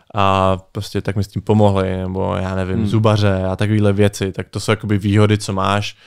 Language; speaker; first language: Czech; native; Czech